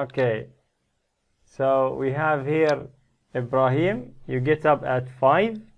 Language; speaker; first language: English; non-native, fluent; Arabic